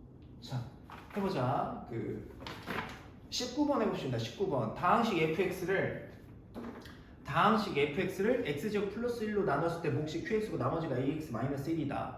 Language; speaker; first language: Korean; native; Korean